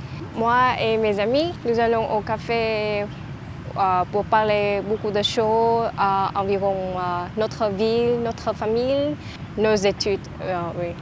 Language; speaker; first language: French; non-native, learner; Vietnamese